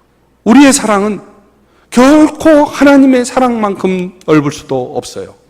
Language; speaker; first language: Korean; native; Korean